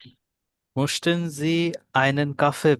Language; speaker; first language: German; non-native, learner; Bangla